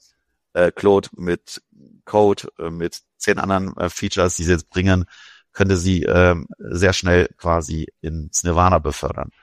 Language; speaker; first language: German; native; German